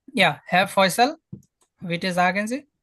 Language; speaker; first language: German; non-native, fluent; Bangla